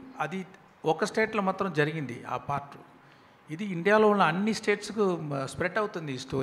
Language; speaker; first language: Telugu; non-native, local second language; Tamil